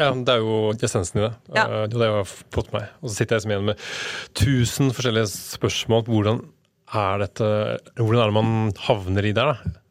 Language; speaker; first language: Norwegian; native; Norwegian